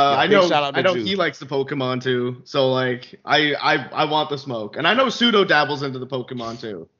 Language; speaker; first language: English; native; English